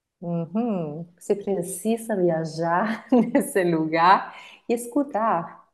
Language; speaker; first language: Portuguese; non-native, fluent; Italian